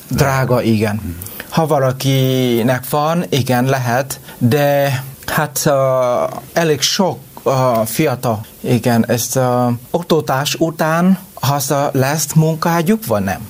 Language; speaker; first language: Hungarian; non-native, learner; Vietnamese